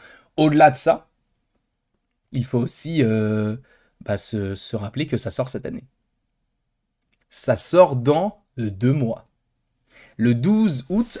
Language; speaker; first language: French; native; French